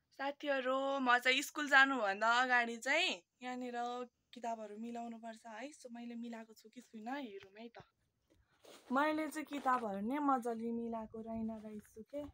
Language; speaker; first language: Nepali; non-native, local second language; Limbu